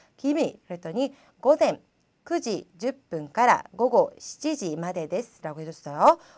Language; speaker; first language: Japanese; non-native, fluent; Korean